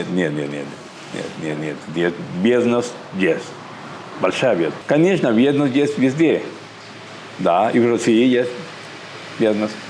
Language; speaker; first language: Russian; non-native, learner; Spanish